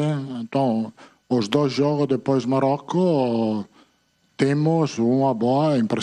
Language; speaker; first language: Portuguese; non-native, learner; Italian